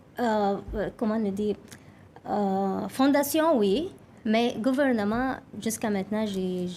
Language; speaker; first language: French; non-native, learner; Arabic